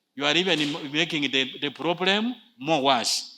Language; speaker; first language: English; non-native, local second language; Swahili